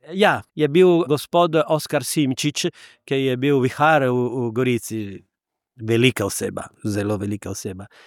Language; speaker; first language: Slovenian; non-native, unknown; Italian